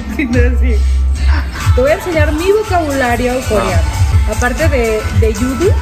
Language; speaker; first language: Spanish; native; Spanish